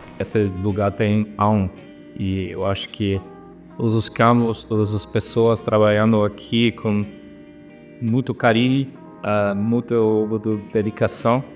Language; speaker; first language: Portuguese; non-native, fluent; German